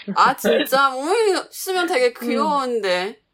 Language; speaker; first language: Korean; non-native, fluent; Chinese